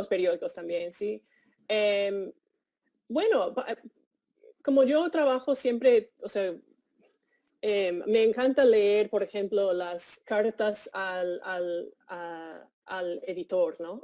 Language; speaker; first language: Spanish; non-native, fluent; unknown